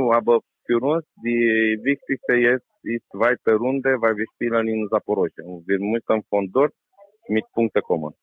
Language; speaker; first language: German; non-native, learner; Romanian